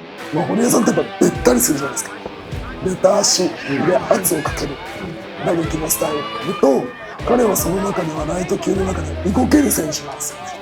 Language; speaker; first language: Japanese; native; Japanese